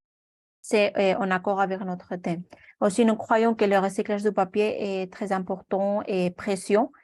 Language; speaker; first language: French; non-native, learner; Spanish